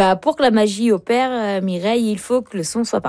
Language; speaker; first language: French; native; French